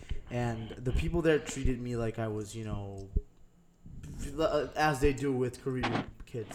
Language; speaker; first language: English; non-native, fluent; Papiamento